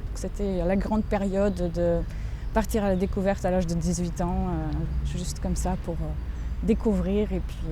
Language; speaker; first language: French; non-native, fluent; Portuguese